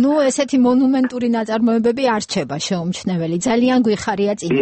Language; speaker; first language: Georgian; native; Georgian